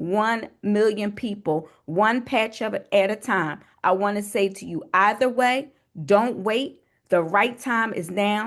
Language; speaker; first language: English; native; English